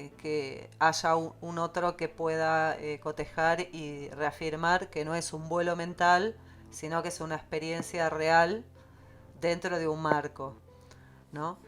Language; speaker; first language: Spanish; native; Spanish